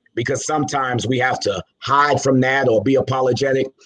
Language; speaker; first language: English; native; English